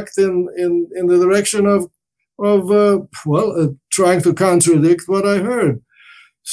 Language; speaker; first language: English; non-native, fluent; Romanian